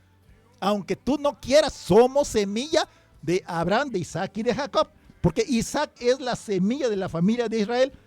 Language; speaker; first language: Spanish; native; Spanish